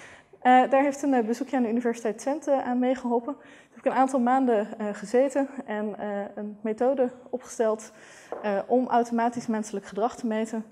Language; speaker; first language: Dutch; native; Dutch